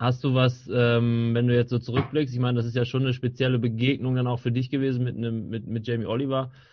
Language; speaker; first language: German; native; German